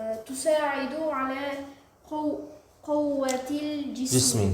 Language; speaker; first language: Arabic; non-native, learner; Uzbek